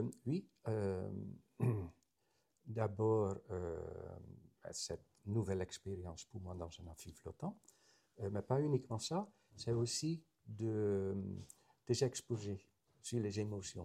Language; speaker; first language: French; non-native, fluent; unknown